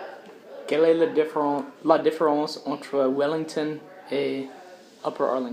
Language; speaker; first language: French; non-native, learner; English